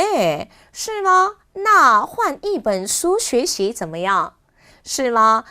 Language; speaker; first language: Chinese; non-native, fluent; Korean